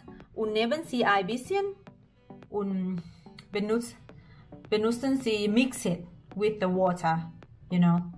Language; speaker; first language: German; non-native, learner; Thai